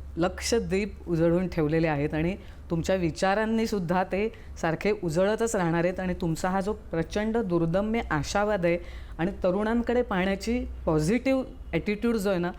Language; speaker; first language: Marathi; native; Marathi